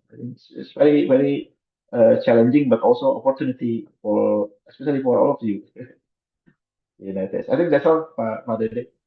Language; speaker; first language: English; non-native, fluent; Indonesian